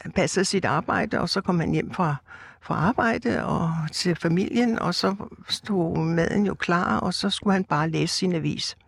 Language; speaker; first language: Danish; native; Danish